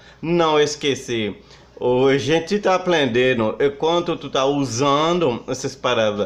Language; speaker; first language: Portuguese; non-native, fluent; Haitian Creole